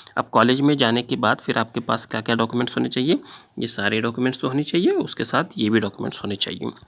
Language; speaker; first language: Hindi; non-native, local second language; Marathi